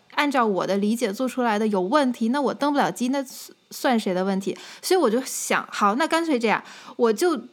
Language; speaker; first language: Chinese; native; Chinese